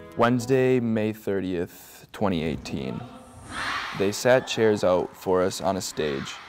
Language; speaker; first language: English; native; English